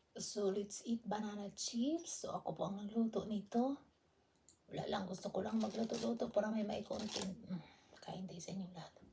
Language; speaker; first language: Filipino; non-native, local second language; Cebuano